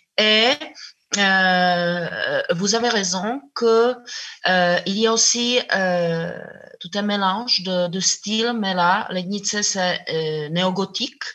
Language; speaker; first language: French; non-native, fluent; Czech